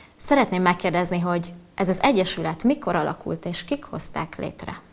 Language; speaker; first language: Hungarian; native; Hungarian